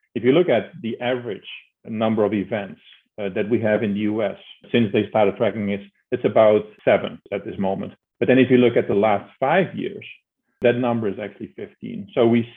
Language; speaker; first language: English; non-native, fluent; Dutch